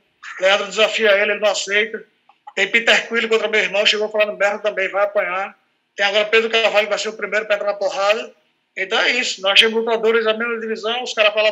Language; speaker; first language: Portuguese; native; Portuguese